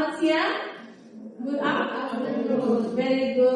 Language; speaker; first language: English; non-native, fluent; Indonesian